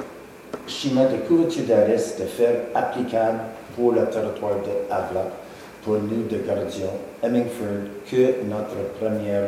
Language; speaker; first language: French; non-native, local second language; English